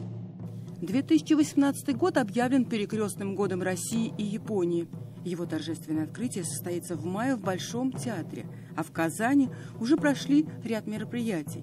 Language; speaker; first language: Russian; native; Russian